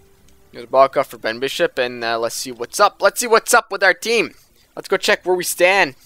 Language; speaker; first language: English; native; English